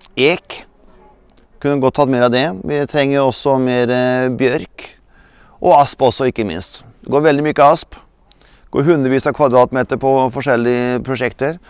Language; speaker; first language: Swedish; non-native, fluent; Norwegian